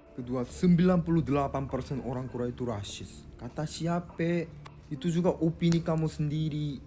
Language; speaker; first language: Indonesian; non-native, fluent; Korean